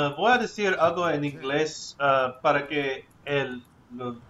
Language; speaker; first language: Spanish; non-native, learner; English